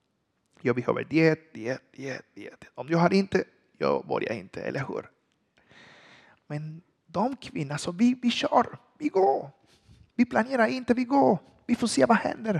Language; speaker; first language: Swedish; non-native, learner; Spanish